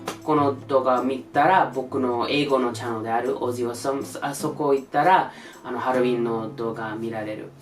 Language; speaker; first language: Japanese; non-native, learner; English